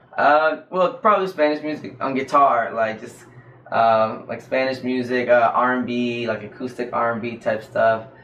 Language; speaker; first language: English; native; English